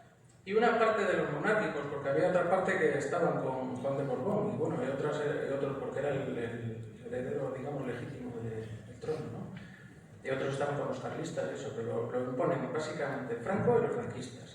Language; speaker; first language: Spanish; native; Spanish